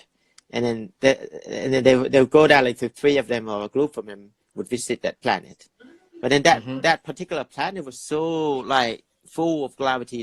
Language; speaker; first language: English; non-native, fluent; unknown